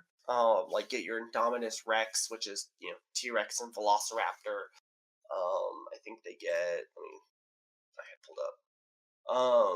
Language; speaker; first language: English; native; English